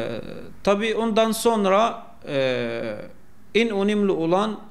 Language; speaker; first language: Turkish; non-native, fluent; Arabic